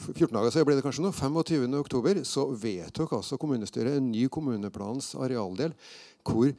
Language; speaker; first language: Norwegian; native; Norwegian